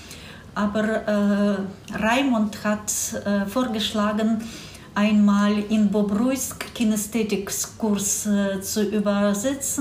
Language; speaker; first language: German; non-native, fluent; Russian